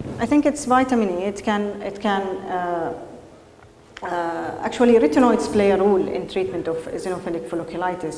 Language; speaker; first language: English; non-native, fluent; Arabic